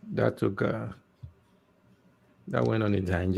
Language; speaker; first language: English; native; English